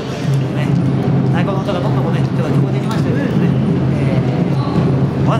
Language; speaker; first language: Japanese; native; Japanese